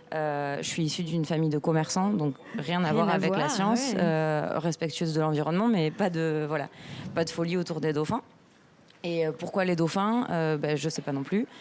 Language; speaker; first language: French; native; French